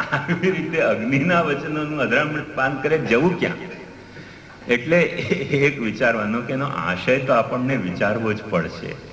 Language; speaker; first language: Gujarati; non-native, local second language; Hindi